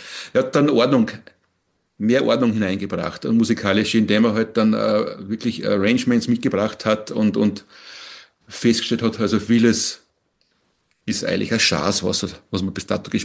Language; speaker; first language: German; native; German